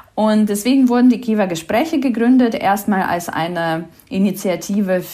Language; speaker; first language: German; non-native, fluent; Ukrainian